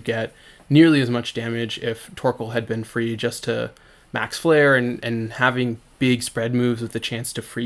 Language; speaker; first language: English; native; English